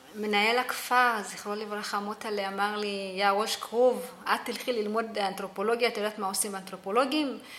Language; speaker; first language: Hebrew; early bilingual, other home language; Amharic